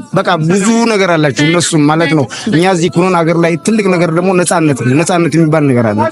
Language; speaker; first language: Amharic; native; Amharic